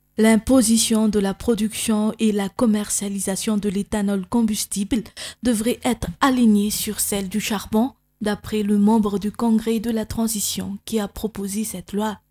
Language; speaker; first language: French; non-native, local second language; Malagasy